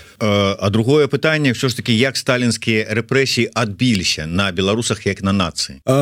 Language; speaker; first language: Belarusian; native; Belarusian